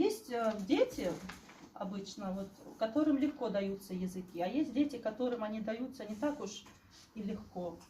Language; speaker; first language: Russian; native; Russian